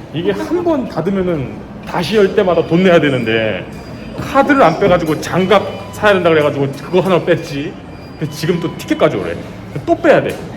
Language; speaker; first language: Korean; native; Korean